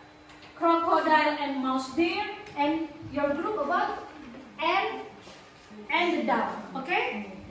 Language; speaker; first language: English; non-native, local second language; Indonesian